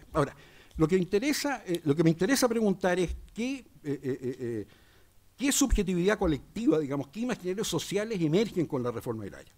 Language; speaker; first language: Spanish; native; Spanish